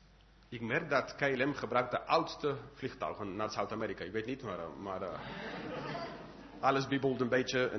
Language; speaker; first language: Dutch; non-native, fluent; English